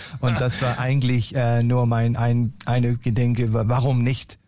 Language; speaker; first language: German; non-native, learner; Danish